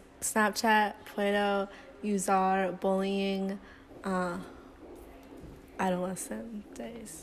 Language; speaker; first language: Spanish; non-native, learner; English